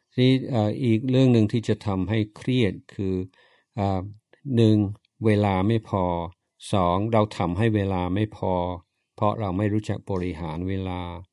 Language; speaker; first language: Thai; non-native, fluent; English